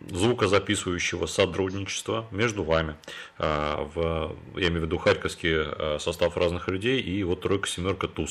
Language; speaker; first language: Russian; native; Russian